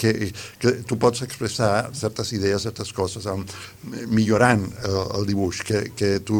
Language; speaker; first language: Catalan; non-native, fluent; Spanish